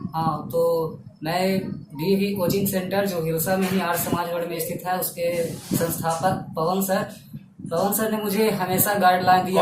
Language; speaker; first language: Hindi; native; Hindi